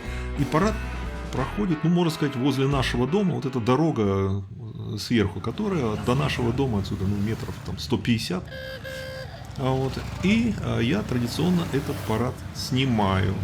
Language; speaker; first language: Russian; native; Russian